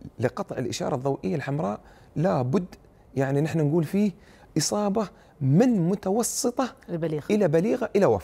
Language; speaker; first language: Arabic; native; Arabic